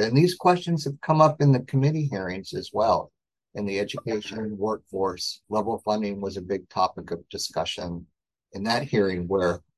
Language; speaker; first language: English; native; English